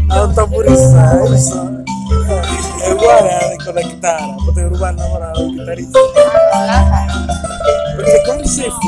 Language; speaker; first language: Italian; non-native, fluent; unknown